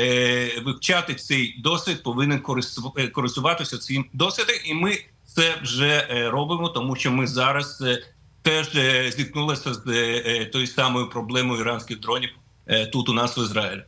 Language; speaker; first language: Ukrainian; non-native, fluent; Russian